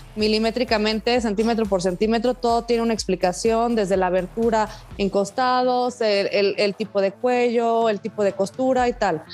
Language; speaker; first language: Spanish; native; Spanish